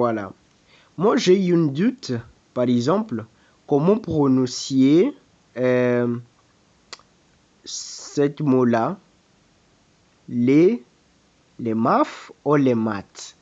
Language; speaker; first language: French; non-native, fluent; Portuguese